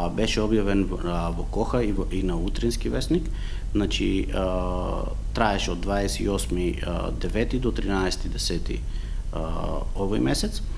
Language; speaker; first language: Macedonian; non-native, local second language; Romany